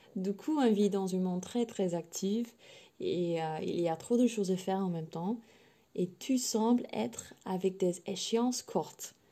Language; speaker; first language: French; non-native, learner; English